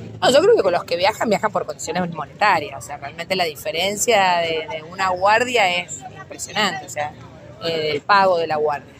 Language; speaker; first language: Spanish; native; Spanish